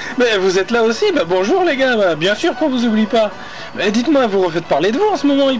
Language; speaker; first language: French; native; French